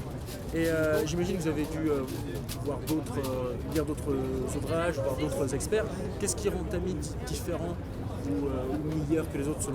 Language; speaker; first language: French; native; French